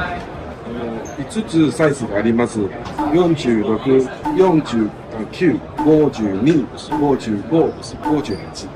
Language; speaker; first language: Japanese; non-native, learner; Chinese